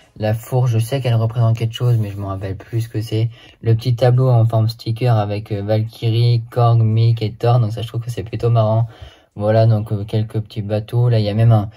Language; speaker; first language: French; native; French